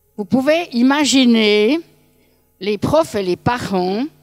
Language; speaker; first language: French; native; French